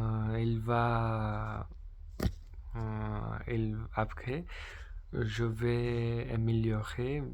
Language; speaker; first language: French; non-native, learner; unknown